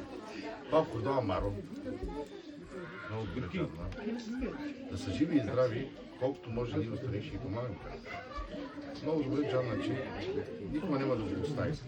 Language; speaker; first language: Bulgarian; non-native, local second language; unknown